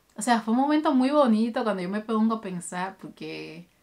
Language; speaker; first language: Spanish; native; Spanish